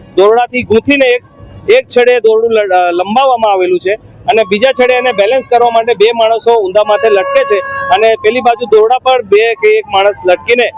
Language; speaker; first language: Gujarati; non-native, local second language; Rathawi